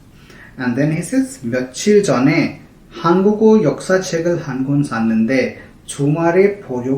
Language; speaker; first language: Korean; non-native, fluent; Hindi